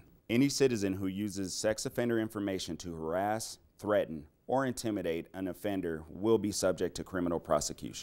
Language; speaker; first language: English; native; English